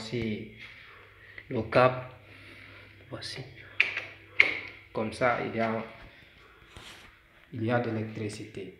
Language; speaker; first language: French; non-native, local second language; Fula